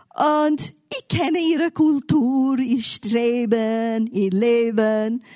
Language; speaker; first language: German; non-native, fluent; English